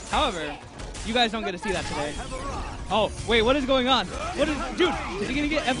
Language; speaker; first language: English; native; English